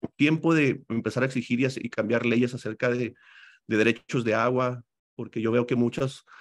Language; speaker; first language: Spanish; native; Spanish